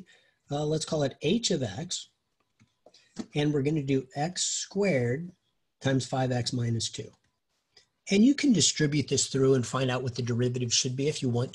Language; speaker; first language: English; native; English